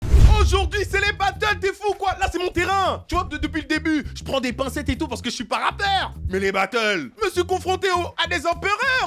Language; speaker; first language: French; native; French